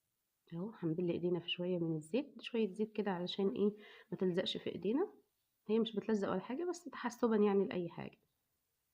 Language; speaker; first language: Arabic; native; Arabic